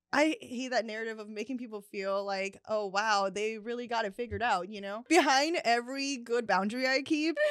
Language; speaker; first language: English; early bilingual, other home language; Chinese